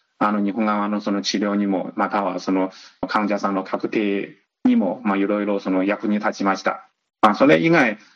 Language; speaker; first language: Japanese; non-native, fluent; Chinese